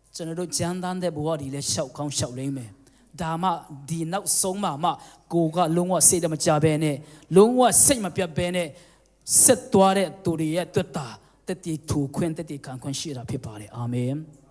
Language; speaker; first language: Burmese; non-native, local second language; Tedim Chin